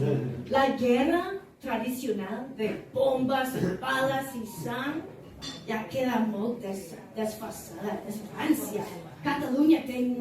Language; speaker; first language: Catalan; non-native, fluent; English